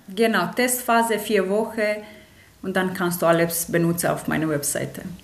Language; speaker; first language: German; non-native, fluent; Romanian